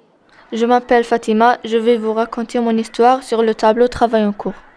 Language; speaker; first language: French; non-native, learner; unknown